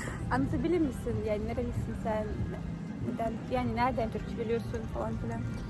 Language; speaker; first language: Turkish; non-native, fluent; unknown